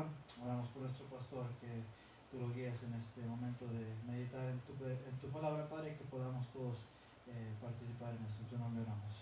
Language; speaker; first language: Spanish; native; Spanish